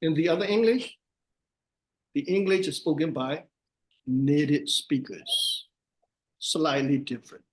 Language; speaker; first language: English; non-native, fluent; Burmese